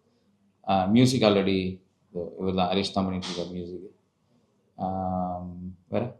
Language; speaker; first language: Tamil; native; Tamil